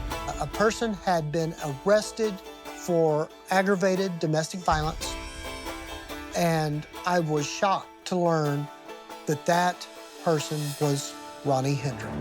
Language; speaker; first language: English; native; English